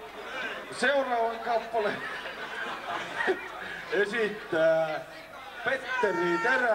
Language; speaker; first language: Finnish; native; Finnish